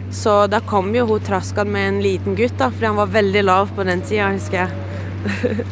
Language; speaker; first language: Norwegian; early bilingual, other home language; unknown